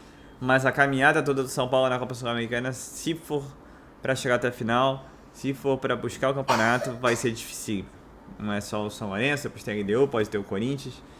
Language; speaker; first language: Portuguese; native; Portuguese